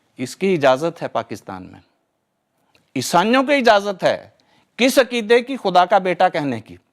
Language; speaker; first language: Urdu; non-native, local second language; Punjabi